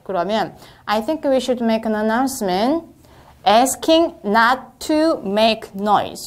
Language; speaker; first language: English; non-native, fluent; Korean